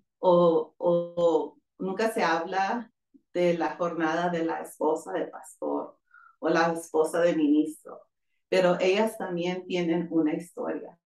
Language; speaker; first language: Spanish; early bilingual, heritage; Spanish